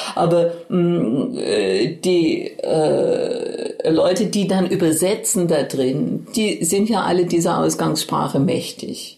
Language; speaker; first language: German; native; German